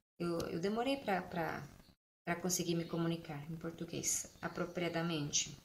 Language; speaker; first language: Portuguese; non-native, fluent; Spanish